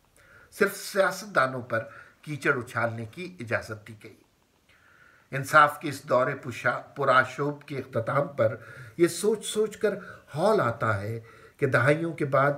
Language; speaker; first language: Urdu; native; Urdu